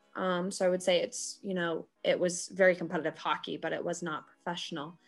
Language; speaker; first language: English; native; English